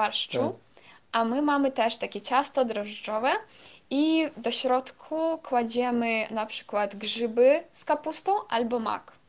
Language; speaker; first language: Polish; non-native, fluent; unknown